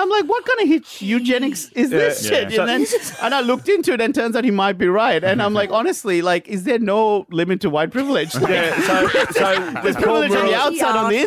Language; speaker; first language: English; non-native, local second language; Sinhala